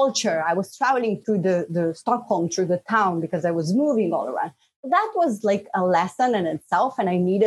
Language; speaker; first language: English; non-native, fluent; Bosnian